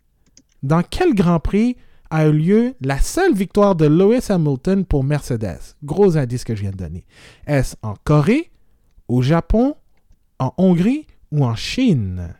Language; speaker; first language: French; native; French